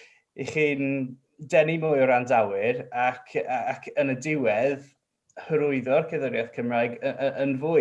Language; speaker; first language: Welsh; non-native, local second language; English